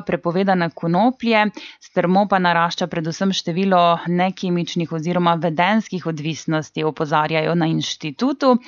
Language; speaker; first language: Slovenian; native; Slovenian